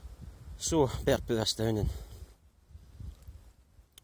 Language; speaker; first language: English; native; English